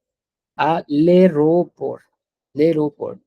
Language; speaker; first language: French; non-native, fluent; Hindi